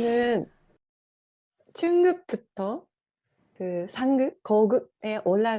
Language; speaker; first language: Korean; non-native, fluent; Japanese